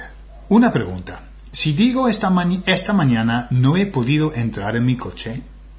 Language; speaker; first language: Spanish; non-native, fluent; English